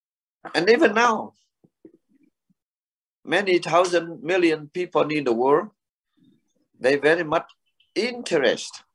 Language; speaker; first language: English; non-native, learner; Vietnamese